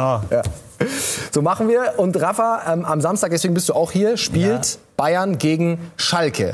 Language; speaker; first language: German; native; German